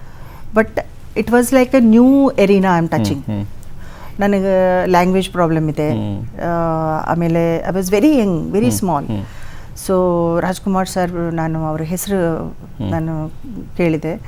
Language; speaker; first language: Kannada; non-native, learner; Telugu